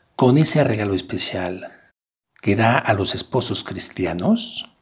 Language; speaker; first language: Spanish; non-native, fluent; French